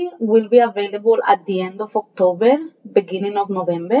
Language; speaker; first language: English; non-native, fluent; Spanish